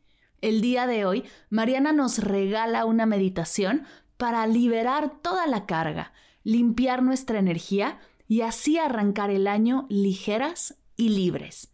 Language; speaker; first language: Spanish; native; Spanish